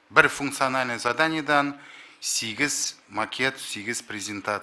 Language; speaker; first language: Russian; non-native, local second language; Tatar